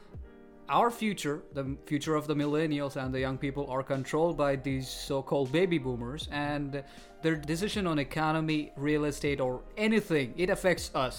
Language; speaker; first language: English; non-native, local second language; Malayalam